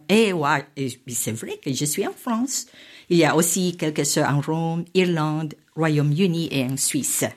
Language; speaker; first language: French; non-native, fluent; Filipino